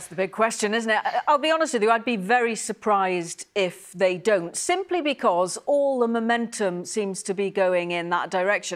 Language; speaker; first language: English; native; English